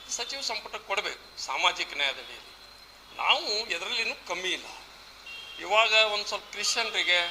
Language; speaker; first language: Kannada; non-native, local second language; Lambadi